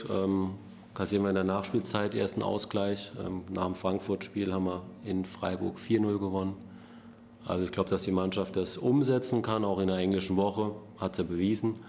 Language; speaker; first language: German; native; German